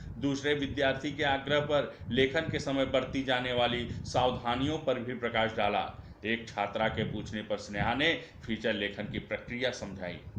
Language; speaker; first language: Hindi; non-native, local second language; Marathi